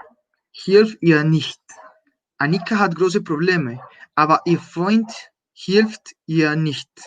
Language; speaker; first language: German; non-native, fluent; Spanish